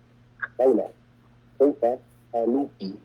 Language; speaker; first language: Arabic; non-native, learner; English